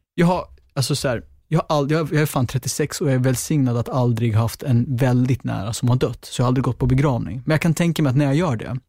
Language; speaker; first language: Swedish; native; Swedish